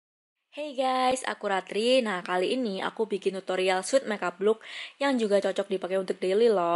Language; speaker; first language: Indonesian; native; Indonesian